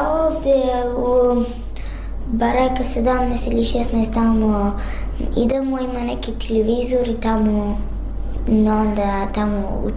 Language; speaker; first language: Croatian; early bilingual, other home language; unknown